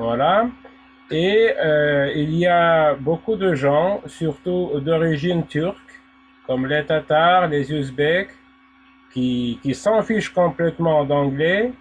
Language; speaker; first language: French; non-native, fluent; Russian